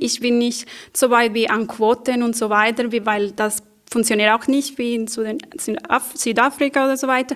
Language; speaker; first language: German; non-native, fluent; Spanish